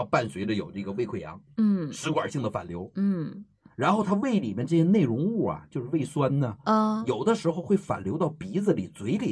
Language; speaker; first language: Chinese; native; Chinese